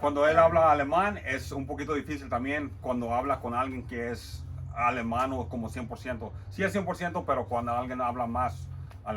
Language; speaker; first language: Spanish; early bilingual, heritage; Spanish